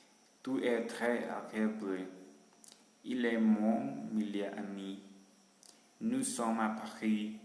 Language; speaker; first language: French; non-native, learner; Spanish